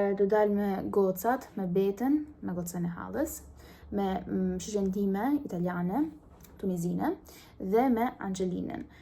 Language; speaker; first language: Albanian; early bilingual, heritage; Albanian